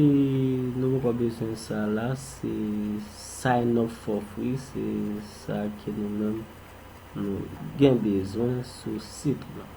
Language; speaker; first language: French; non-native, learner; Haitian Creole